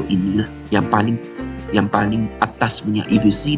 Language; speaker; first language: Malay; non-native, local second language; Chinese